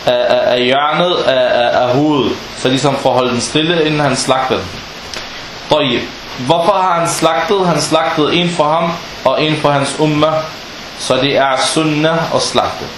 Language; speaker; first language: Danish; non-native, fluent; Arabic